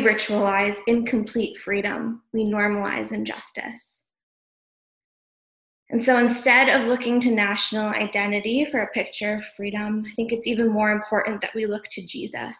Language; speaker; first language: English; native; English